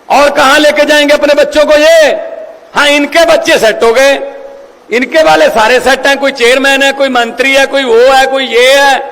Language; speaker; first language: Hindi; non-native, local second language; Punjabi